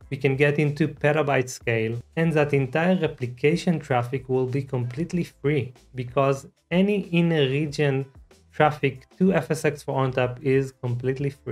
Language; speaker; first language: English; non-native, fluent; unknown